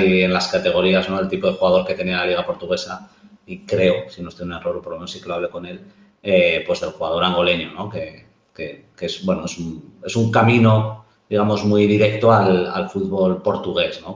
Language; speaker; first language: Spanish; native; Spanish